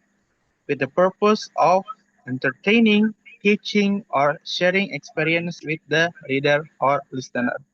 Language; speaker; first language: English; non-native, learner; Indonesian